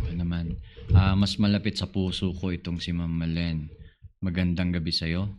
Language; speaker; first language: Filipino; non-native, local second language; Iloko